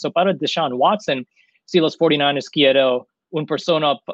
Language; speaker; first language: Spanish; non-native, learner; English